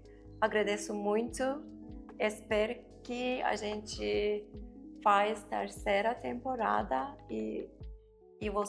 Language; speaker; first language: Portuguese; non-native, learner; Turkish